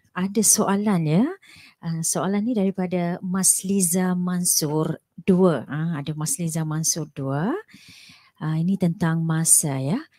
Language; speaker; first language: Malay; native; Malay